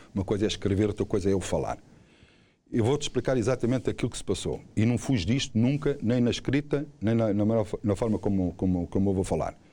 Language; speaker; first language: Portuguese; native; Portuguese